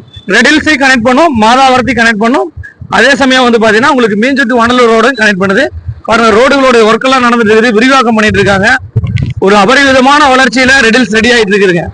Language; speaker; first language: Tamil; native; Tamil